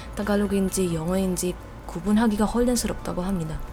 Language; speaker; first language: Korean; non-native, fluent; Filipino